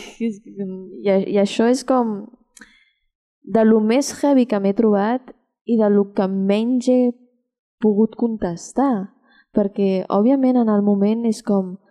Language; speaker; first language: Catalan; early bilingual, other home language; Chinese